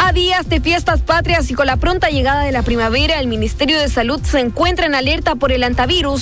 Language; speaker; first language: Spanish; native; Spanish